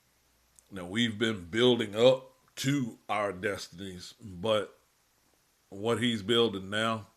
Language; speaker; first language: English; native; English